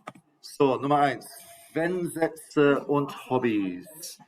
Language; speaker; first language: German; non-native, fluent; English